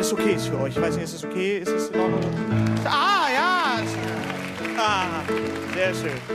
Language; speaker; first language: German; native; German